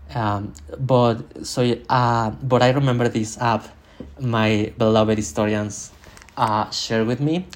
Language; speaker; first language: English; non-native, fluent; Spanish